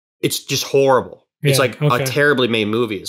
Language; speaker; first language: English; native; English